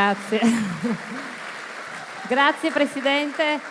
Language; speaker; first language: Italian; native; Italian